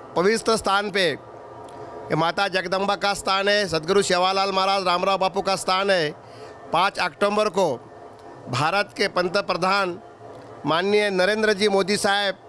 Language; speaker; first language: Hindi; non-native, local second language; Lambadi